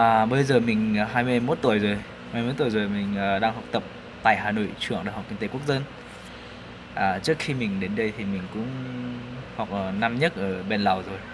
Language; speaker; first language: Vietnamese; non-native, fluent; Lao